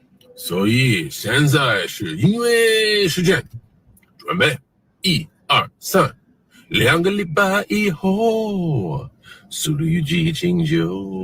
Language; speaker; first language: Chinese; non-native, learner; English